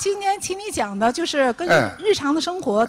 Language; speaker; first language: Chinese; native; Chinese